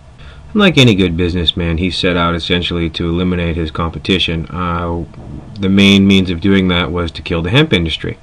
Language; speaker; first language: English; native; English